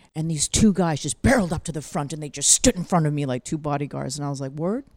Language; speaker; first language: English; native; English